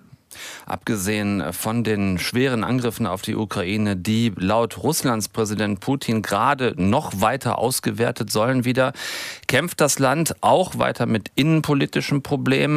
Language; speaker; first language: German; native; German